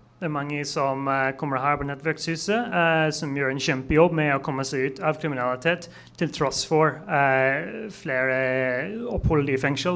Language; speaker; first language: Norwegian; non-native, fluent; English